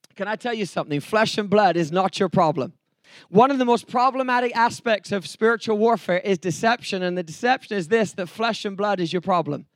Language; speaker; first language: English; native; English